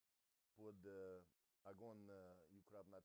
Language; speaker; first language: Russian; non-native, learner; English